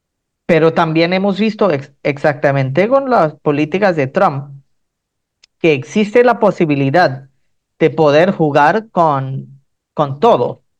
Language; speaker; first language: Spanish; non-native, fluent; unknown